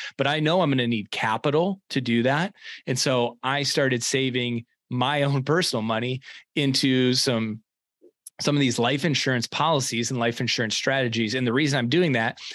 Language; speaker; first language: English; native; English